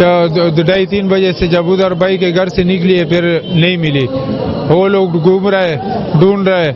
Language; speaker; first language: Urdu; non-native, local second language; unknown